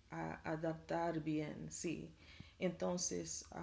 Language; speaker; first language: Spanish; non-native, learner; English